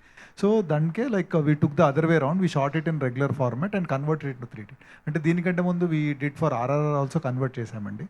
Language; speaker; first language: Telugu; native; Telugu